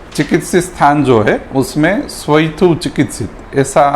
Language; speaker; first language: Hindi; non-native, local second language; Gujarati